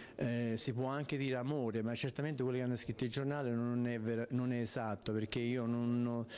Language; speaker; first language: Italian; native; Italian